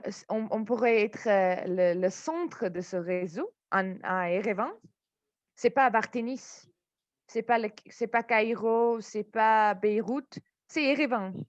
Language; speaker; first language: French; non-native, fluent; Armenian